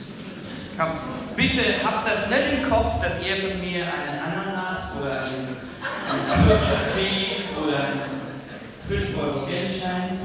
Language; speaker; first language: German; non-native, fluent; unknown